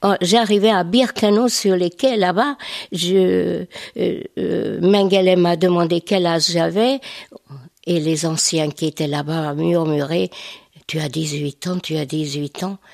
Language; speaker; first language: French; non-native, fluent; Hungarian